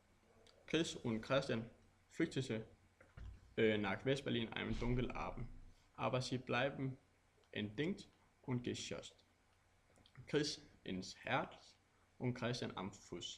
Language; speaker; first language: German; non-native, learner; Danish